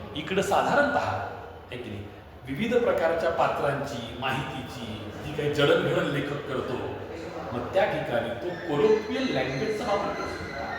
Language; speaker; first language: Marathi; native; Marathi